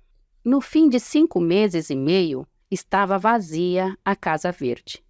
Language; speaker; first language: Portuguese; native; Portuguese